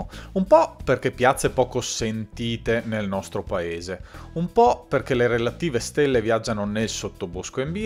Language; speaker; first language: Italian; native; Italian